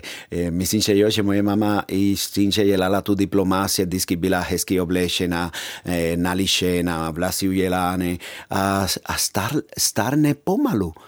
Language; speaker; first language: Czech; non-native, fluent; Spanish